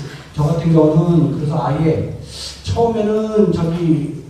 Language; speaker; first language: Korean; native; Korean